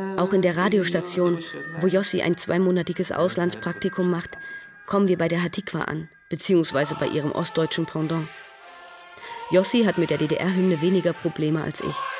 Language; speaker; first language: German; native; German